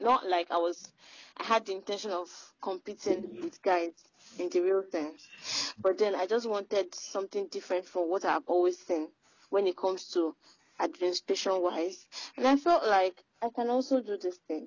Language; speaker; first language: English; non-native, local second language; Yoruba